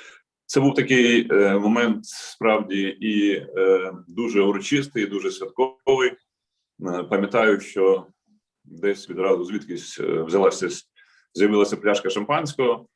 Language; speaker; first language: Ukrainian; native; Ukrainian